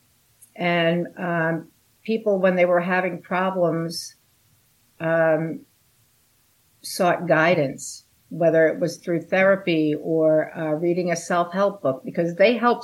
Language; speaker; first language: English; native; English